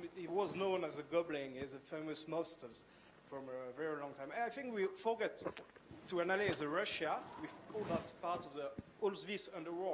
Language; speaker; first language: English; non-native, fluent; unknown